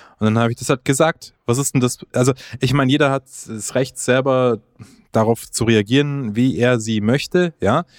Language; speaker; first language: German; early bilingual, other home language; Croatian